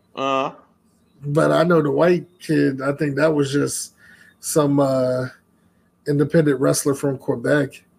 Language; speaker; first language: English; native; English